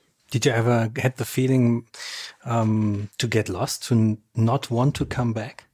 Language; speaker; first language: English; non-native, fluent; German